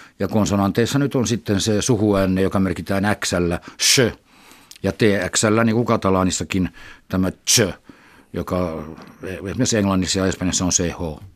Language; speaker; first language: Finnish; native; Finnish